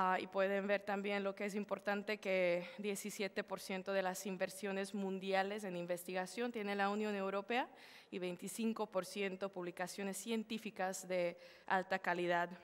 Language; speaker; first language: Spanish; non-native, fluent; Slovak